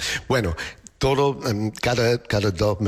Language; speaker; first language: Spanish; non-native, fluent; English